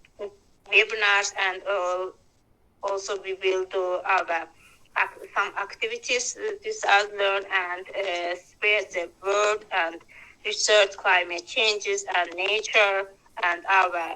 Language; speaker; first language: English; non-native, learner; Azerbaijani